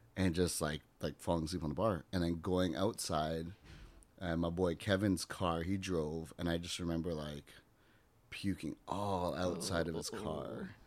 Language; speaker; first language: English; native; English